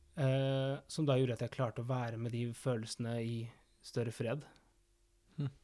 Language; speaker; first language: Norwegian; early bilingual, other home language; Spanish